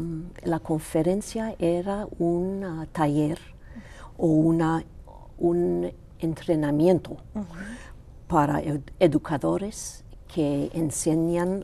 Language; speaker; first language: Spanish; non-native, local second language; Greek